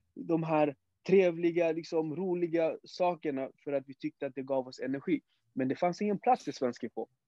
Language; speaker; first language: Swedish; early bilingual, other home language; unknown